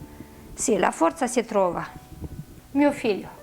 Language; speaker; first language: Italian; non-native, fluent; Romanian